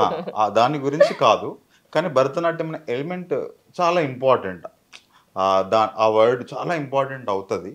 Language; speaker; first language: Telugu; native; Telugu